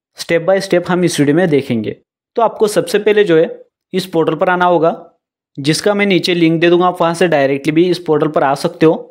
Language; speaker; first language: Hindi; non-native, local second language; Marathi